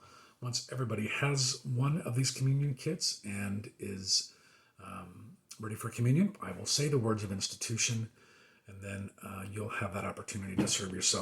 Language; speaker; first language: English; native; English